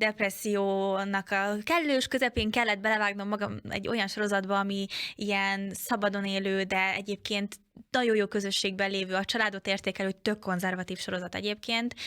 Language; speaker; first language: Hungarian; native; Hungarian